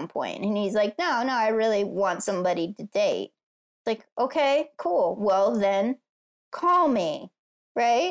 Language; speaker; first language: English; native; English